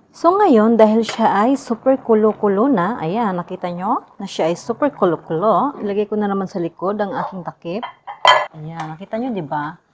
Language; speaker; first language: Filipino; non-native, local second language; Cebuano